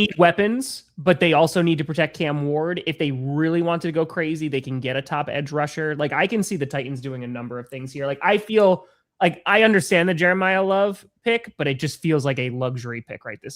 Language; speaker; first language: English; native; English